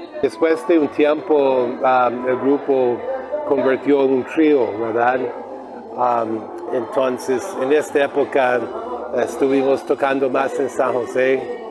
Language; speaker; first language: Spanish; non-native, fluent; English